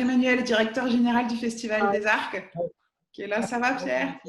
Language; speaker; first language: French; native; French